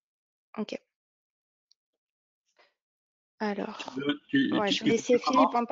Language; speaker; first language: French; native; French